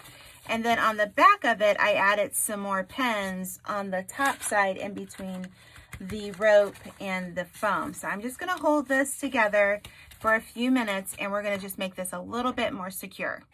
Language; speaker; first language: English; native; English